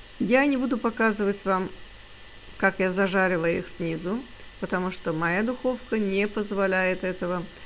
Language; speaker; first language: Russian; non-native, local second language; Azerbaijani